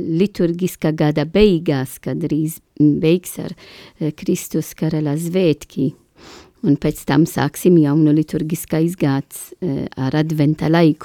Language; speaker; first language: Latvian; non-native, learner; Italian